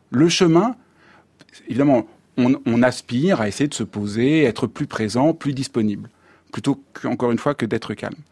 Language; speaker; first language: French; native; French